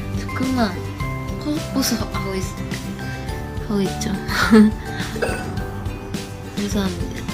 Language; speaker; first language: Korean; non-native, learner; Japanese